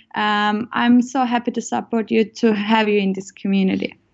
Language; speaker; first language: English; non-native, fluent; Turkish